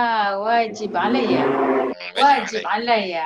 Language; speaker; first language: Arabic; non-native, learner; Malay